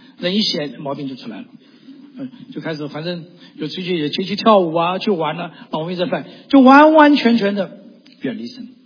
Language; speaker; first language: Chinese; native; Chinese